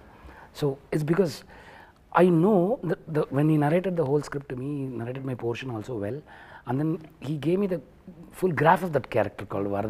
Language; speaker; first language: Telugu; non-native, learner; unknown